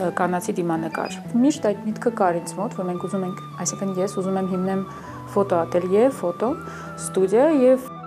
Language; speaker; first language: Armenian; early bilingual, heritage; Armenian